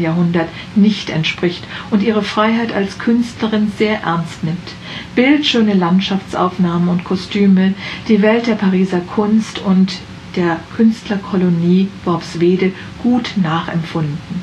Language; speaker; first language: German; native; German